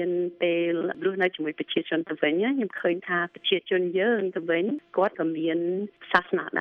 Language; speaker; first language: Khmer; early bilingual, heritage; Khmer